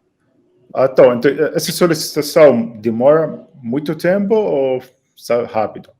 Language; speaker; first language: Portuguese; non-native, fluent; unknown